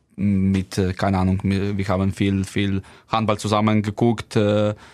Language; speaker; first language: German; non-native, fluent; Slovenian